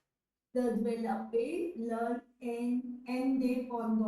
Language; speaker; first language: French; non-native, learner; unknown